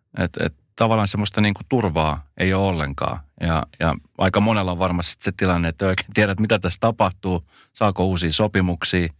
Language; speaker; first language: Finnish; native; Finnish